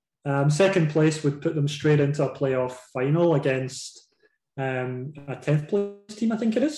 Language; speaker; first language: English; native; English